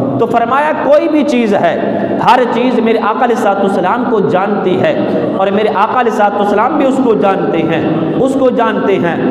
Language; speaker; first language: Urdu; non-native, local second language; Punjabi